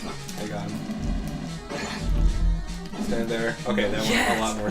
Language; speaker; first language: English; native; English